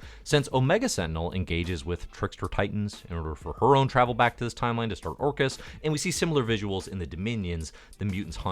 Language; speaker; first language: English; native; English